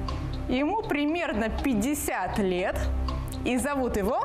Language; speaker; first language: Russian; native; Russian